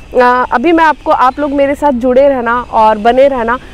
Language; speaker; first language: Hindi; native; Hindi